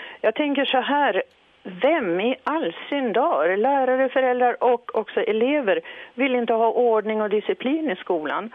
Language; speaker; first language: Swedish; native; Swedish